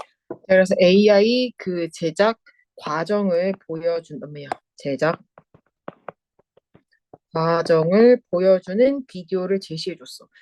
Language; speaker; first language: Korean; native; Korean